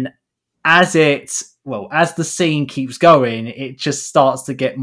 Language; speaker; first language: English; native; English